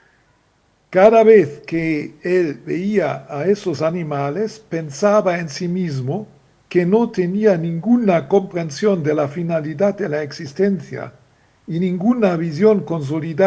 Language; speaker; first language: Spanish; non-native, fluent; German